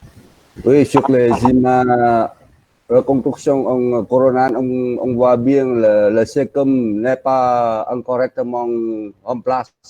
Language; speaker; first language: French; non-native, learner; Vietnamese